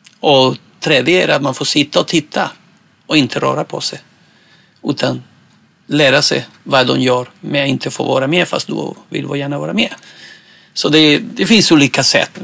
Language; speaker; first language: Swedish; non-native, fluent; Spanish